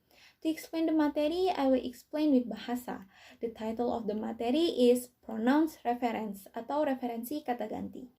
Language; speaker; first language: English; non-native, learner; Indonesian